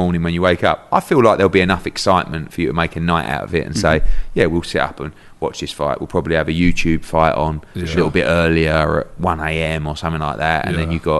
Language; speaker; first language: English; native; English